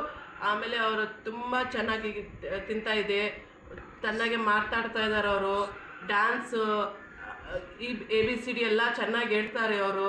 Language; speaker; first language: Kannada; non-native, local second language; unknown